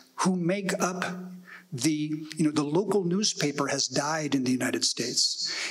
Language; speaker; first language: English; native; English